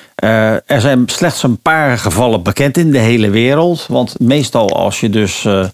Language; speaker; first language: Dutch; native; Dutch